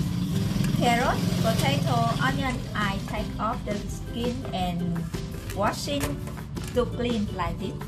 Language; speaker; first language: English; non-native, learner; Vietnamese